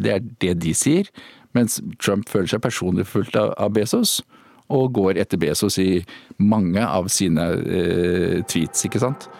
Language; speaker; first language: Norwegian; native; Norwegian